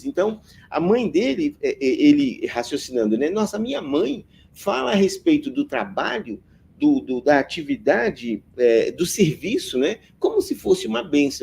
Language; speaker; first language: Portuguese; native; Portuguese